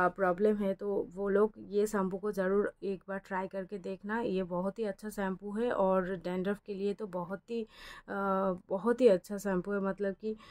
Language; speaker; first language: Hindi; non-native, local second language; Bangla